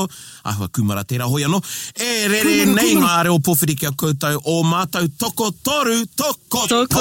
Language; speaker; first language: Māori; non-native, local second language; English